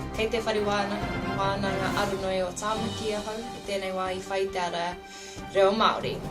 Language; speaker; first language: Māori; non-native, local second language; English